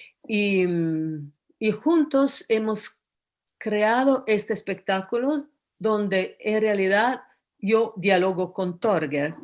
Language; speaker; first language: Spanish; non-native, fluent; Italian